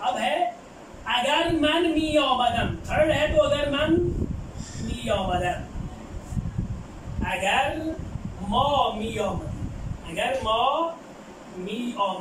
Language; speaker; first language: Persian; non-native, fluent; Urdu